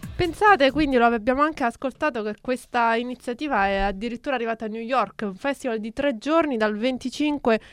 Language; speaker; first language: Italian; native; Italian